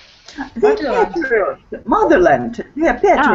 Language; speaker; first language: English; non-native, fluent; Russian